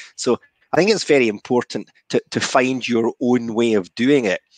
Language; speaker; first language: English; native; English